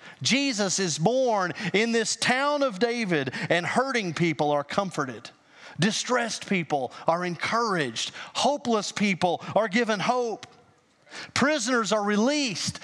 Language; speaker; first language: English; native; English